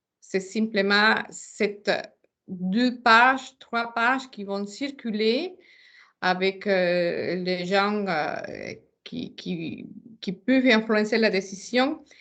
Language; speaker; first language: French; non-native, fluent; Spanish